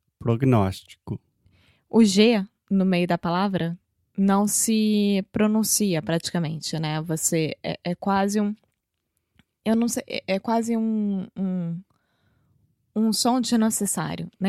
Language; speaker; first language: Portuguese; non-native, fluent; English